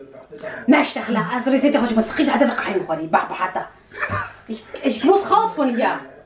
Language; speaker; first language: German; non-native, learner; Kurdish